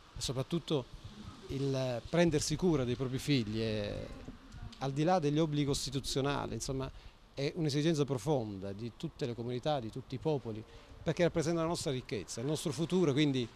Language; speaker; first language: Italian; native; Italian